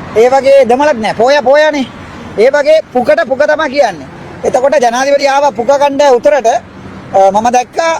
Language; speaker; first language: Sinhala; non-native, local second language; Tamil